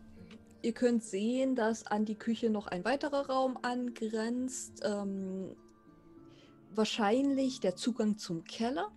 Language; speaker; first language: German; native; German